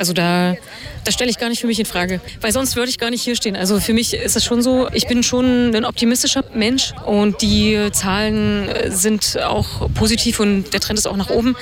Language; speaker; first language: German; native; German